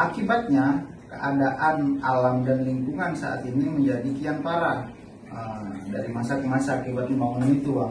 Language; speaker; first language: Indonesian; native; Indonesian